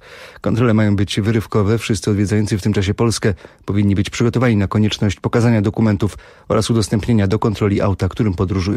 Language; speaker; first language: Polish; native; Polish